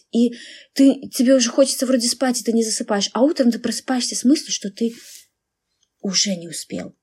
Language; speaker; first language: Russian; native; Russian